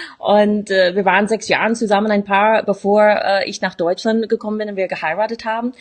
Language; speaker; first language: German; non-native, fluent; English